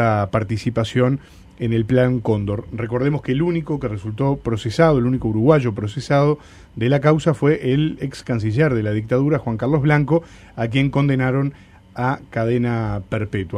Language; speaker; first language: Spanish; native; Spanish